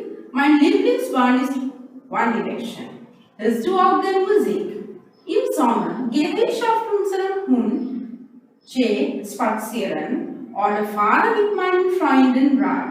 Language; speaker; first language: German; non-native, learner; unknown